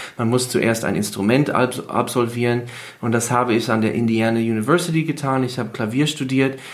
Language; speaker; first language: German; non-native, fluent; English